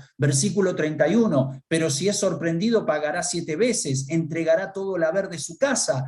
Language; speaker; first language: Spanish; native; Spanish